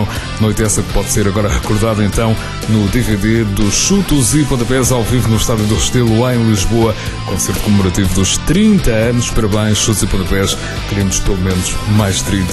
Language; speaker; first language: Portuguese; native; Portuguese